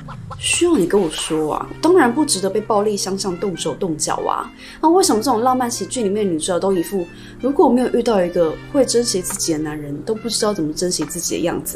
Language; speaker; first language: Chinese; native; Chinese